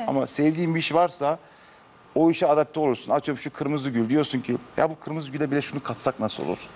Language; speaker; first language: Turkish; early bilingual, heritage; Turkish